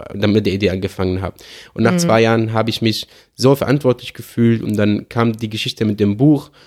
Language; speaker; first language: German; non-native, fluent; Arabic